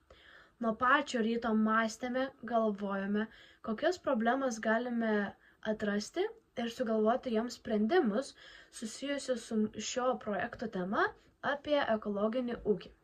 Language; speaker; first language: Lithuanian; native; Lithuanian